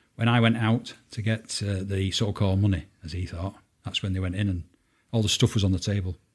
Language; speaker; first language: English; native; English